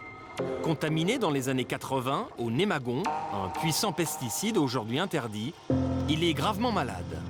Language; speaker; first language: French; native; French